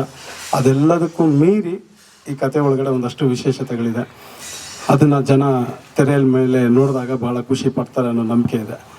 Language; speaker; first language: Kannada; native; Kannada